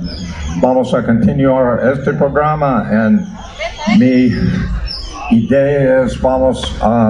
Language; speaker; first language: Spanish; non-native, learner; English